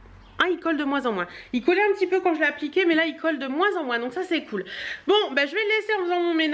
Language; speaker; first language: French; native; French